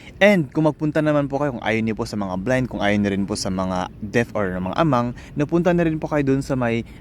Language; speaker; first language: Filipino; non-native, local second language; Cebuano